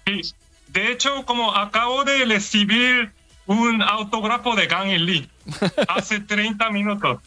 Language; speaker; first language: Spanish; non-native, fluent; Korean